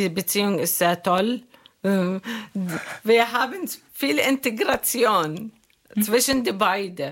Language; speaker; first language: German; non-native, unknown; Arabic